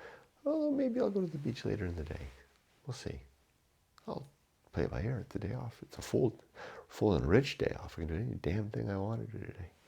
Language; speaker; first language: English; native; English